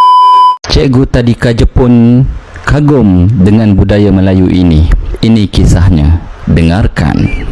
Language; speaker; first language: Malay; native; Malay